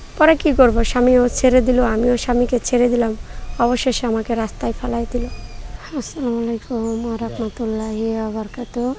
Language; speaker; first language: Bangla; native; Bangla